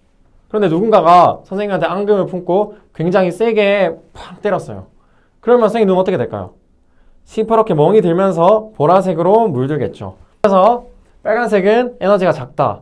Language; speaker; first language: Korean; native; Korean